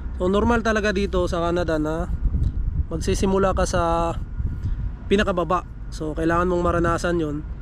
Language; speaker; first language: Filipino; native; Filipino